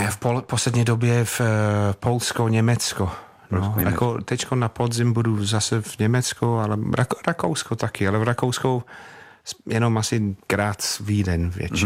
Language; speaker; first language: Czech; non-native, fluent; English